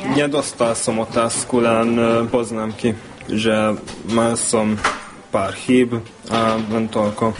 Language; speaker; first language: Slovak; non-native, learner; Hungarian